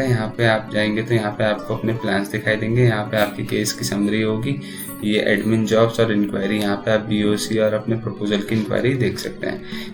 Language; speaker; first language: Hindi; native; Hindi